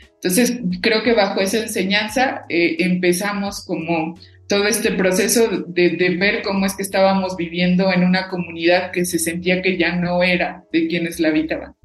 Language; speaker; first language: Spanish; non-native, local second language; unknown